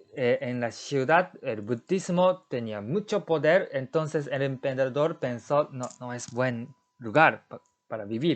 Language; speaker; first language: Spanish; non-native, learner; Japanese